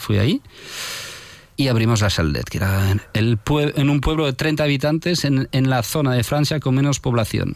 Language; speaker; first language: Spanish; non-native, fluent; French